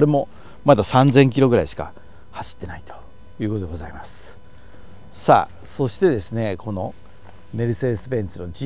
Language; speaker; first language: Japanese; native; Japanese